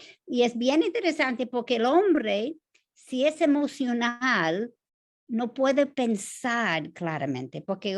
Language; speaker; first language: Spanish; non-native, fluent; English